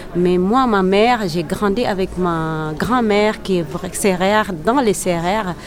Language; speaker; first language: French; non-native, local second language; Serer